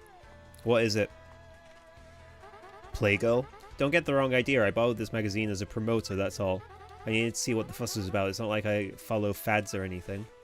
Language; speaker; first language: English; native; English